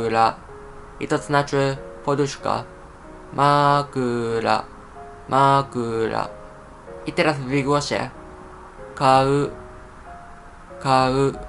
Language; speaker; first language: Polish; non-native, fluent; Japanese